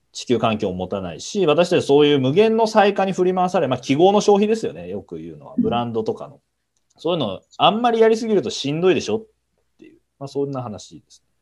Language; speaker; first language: Japanese; native; Japanese